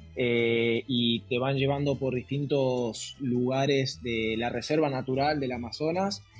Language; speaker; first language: Spanish; native; Spanish